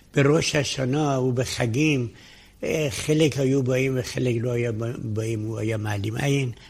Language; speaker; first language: Hebrew; non-native, fluent; Persian